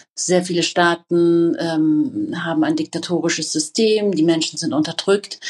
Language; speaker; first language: German; native; German